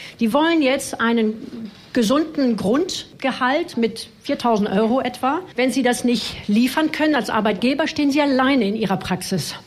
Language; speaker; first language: German; non-native, fluent; French